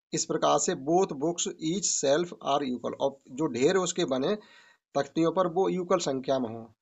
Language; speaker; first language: Hindi; native; Hindi